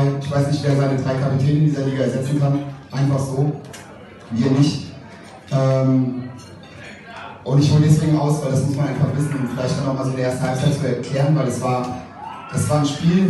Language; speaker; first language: German; native; German